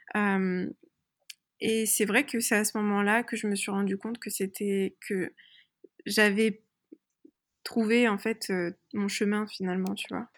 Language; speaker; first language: French; early bilingual, other home language; Persian